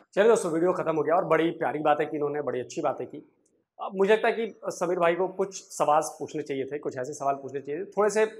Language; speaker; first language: Hindi; native; Hindi